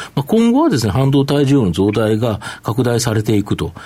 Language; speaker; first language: Japanese; native; Japanese